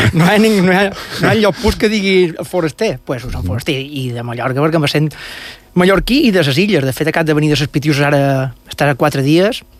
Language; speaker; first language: Catalan; native; Catalan